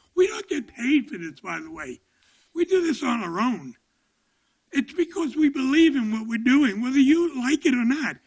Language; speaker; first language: English; native; English